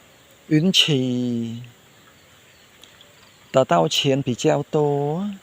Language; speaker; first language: Chinese; non-native, learner; Khmer